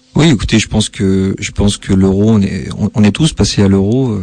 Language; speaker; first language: French; native; French